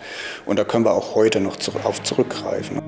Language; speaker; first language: German; native; German